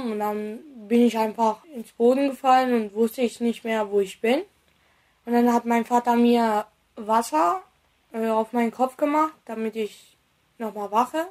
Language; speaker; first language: German; early bilingual, other home language; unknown